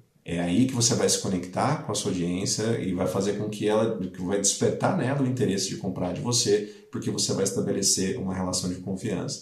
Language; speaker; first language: Portuguese; native; Portuguese